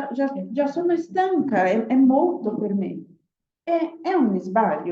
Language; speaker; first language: Italian; non-native, learner; Portuguese